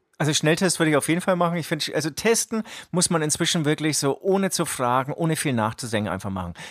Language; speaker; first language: German; native; German